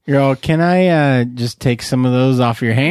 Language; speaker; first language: English; native; English